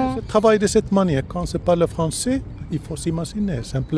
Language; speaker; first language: French; non-native, fluent; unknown